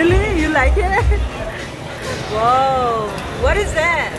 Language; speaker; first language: English; non-native, learner; Korean